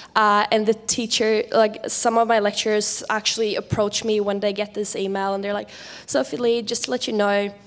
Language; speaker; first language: English; non-native, fluent; Swedish